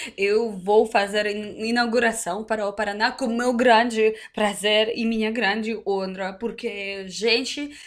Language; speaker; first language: Portuguese; non-native, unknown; Russian